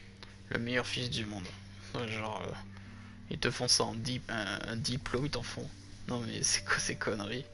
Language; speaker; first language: French; native; French